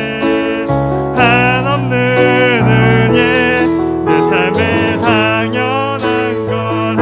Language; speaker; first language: Korean; native; Korean